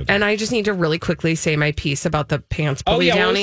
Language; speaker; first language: English; native; English